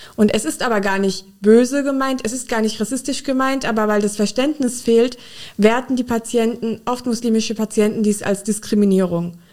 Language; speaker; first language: German; early bilingual, other home language; Urdu